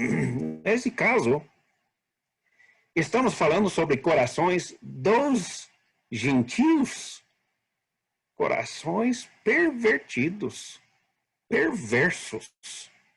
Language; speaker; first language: Portuguese; non-native, fluent; English